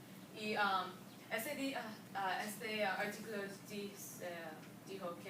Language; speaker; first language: Spanish; non-native, learner; English